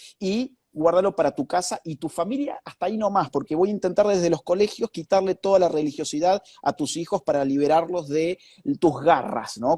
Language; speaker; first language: Spanish; native; Spanish